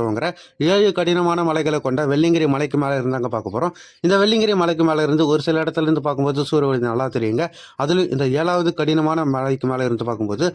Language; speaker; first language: Tamil; native; Tamil